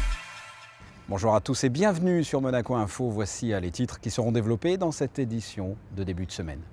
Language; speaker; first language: French; native; French